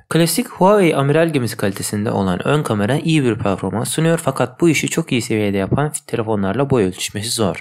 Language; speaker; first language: Turkish; native; Turkish